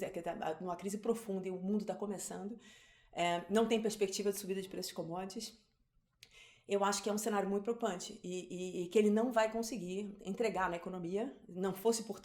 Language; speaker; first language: Portuguese; native; Portuguese